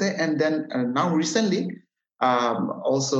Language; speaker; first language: English; non-native, local second language; Bangla